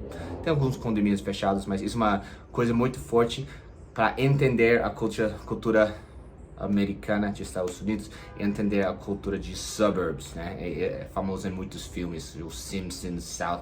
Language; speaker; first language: Portuguese; non-native, fluent; English